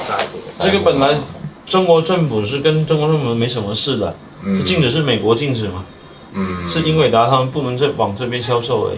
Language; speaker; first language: Chinese; native; Chinese